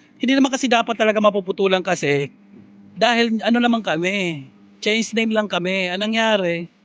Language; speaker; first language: Filipino; non-native, local second language; Waray